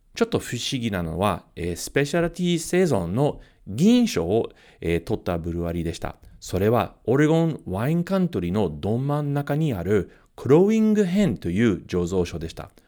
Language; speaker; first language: Japanese; non-native, fluent; English